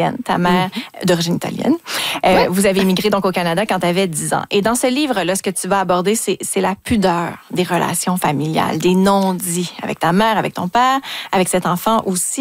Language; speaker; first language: French; native; French